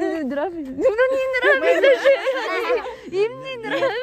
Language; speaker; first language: Russian; non-native, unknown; Korean